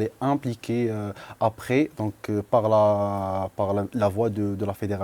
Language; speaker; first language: French; non-native, local second language; Arabic